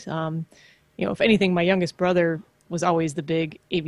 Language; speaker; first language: English; native; English